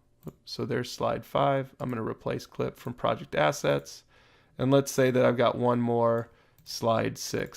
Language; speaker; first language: English; native; English